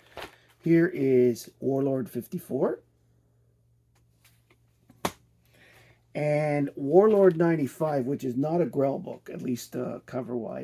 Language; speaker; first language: English; native; English